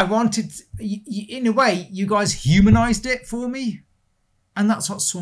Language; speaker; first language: English; native; English